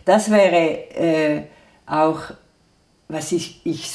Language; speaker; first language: German; non-native, fluent; Italian